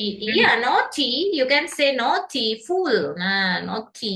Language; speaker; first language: English; non-native, learner; Indonesian